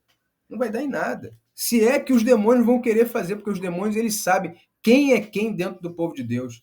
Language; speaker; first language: Portuguese; native; Portuguese